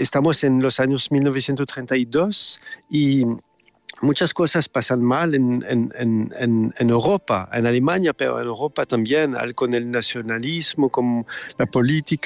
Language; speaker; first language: Spanish; non-native, learner; French